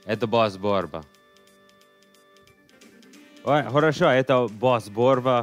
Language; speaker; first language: Russian; non-native, learner; English